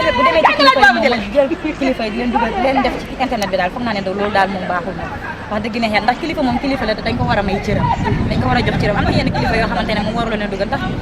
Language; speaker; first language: Wolof; non-native, local second language; Jola-Fonyi